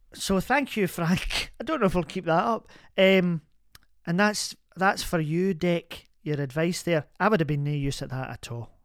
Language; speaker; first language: English; native; English